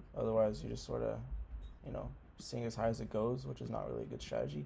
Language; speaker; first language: English; native; English